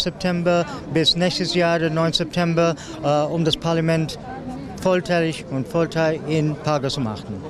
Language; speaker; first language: German; non-native, learner; Dutch